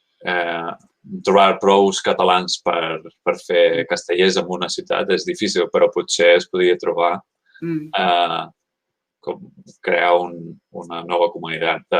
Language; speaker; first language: Catalan; non-native, learner; English